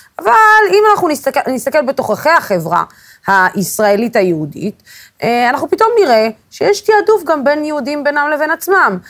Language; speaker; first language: Hebrew; non-native, local second language; Arabic